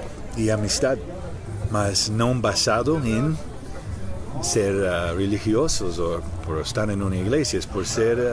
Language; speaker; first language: Spanish; non-native, learner; English